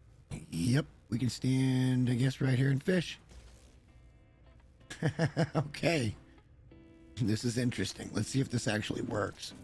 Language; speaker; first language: English; native; English